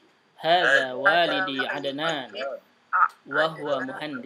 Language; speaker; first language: Arabic; non-native, fluent; Indonesian